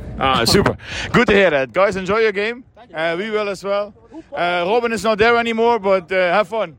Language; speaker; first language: English; non-native, fluent; Dutch